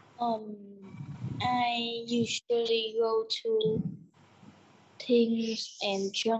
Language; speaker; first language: English; non-native, learner; Vietnamese